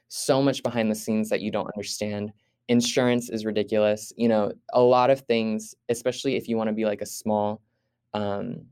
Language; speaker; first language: English; native; English